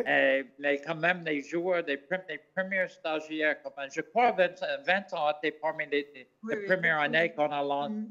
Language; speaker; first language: French; non-native, fluent; English